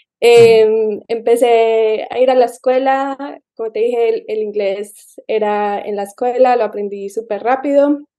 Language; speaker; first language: Spanish; early bilingual, heritage; Spanish